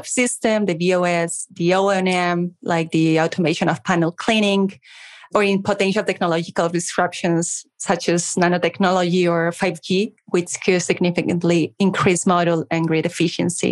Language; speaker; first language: English; non-native, fluent; Spanish